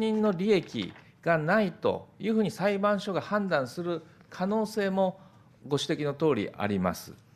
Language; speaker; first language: Japanese; native; Japanese